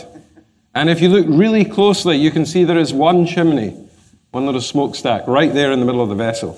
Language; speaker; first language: English; native; English